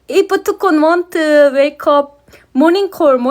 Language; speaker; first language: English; non-native, learner; Korean